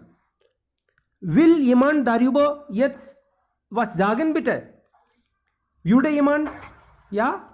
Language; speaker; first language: German; non-native, fluent; Hindi